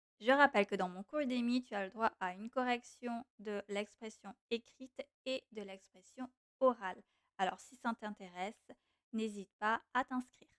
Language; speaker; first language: French; non-native, fluent; Portuguese